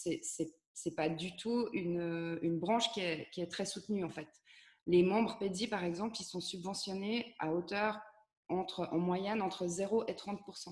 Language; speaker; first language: French; native; French